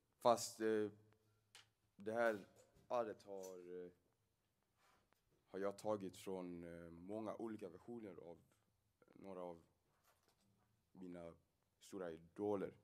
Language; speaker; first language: Swedish; non-native, fluent; English